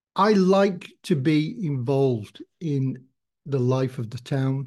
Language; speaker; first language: English; native; English